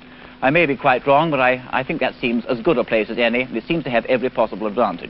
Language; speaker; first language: English; native; English